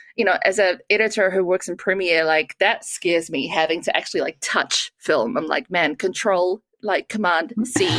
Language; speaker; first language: English; native; English